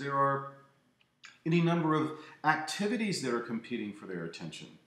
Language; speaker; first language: English; native; English